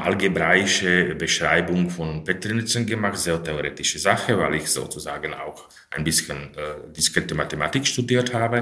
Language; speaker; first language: German; non-native, fluent; Slovak